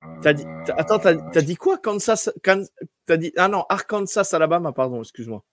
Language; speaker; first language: French; native; French